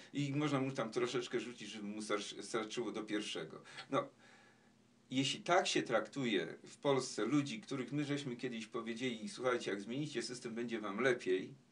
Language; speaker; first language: Polish; native; Polish